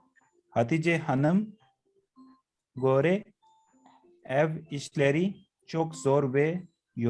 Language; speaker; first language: Turkish; non-native, learner; Urdu